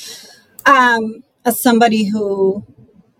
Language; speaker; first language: English; non-native, fluent; Spanish